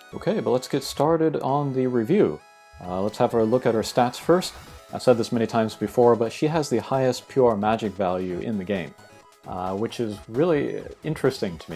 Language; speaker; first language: English; native; English